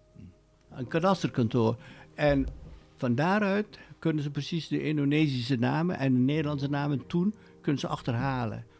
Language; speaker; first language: Dutch; native; Dutch